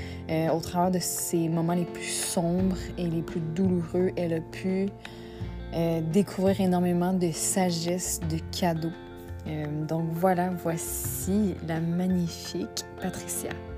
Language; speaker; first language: French; native; French